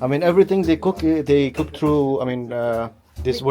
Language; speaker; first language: English; non-native, local second language; Urdu